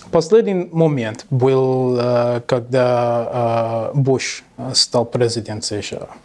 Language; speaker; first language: Russian; non-native, learner; English